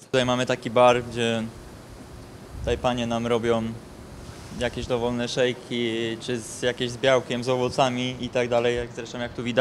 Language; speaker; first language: Polish; native; Polish